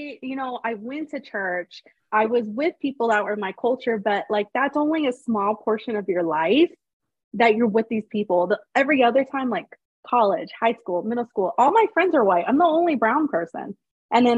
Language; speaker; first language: English; native; English